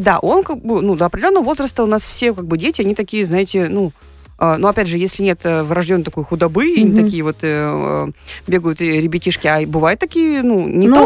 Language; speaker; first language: Russian; native; Russian